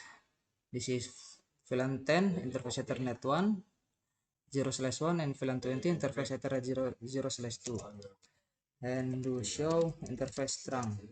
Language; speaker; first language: English; non-native, learner; Indonesian